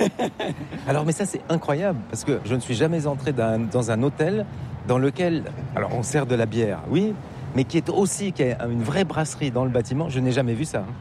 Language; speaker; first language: French; native; French